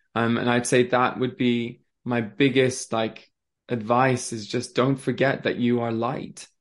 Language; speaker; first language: English; early bilingual, other home language; French